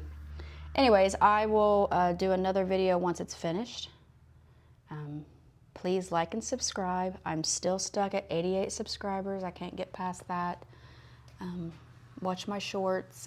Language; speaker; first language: English; native; English